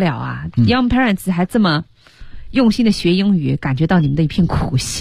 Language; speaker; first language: Chinese; native; Chinese